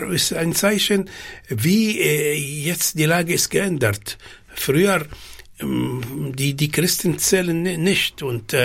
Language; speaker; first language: German; non-native, fluent; Arabic